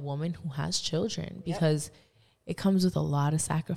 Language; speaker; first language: English; non-native, fluent; Spanish